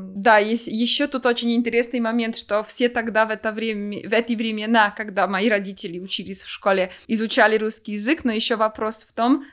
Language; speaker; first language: Russian; non-native, fluent; Polish